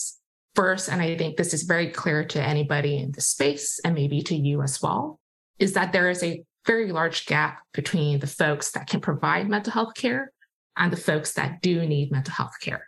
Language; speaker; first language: English; non-native, local second language; Cantonese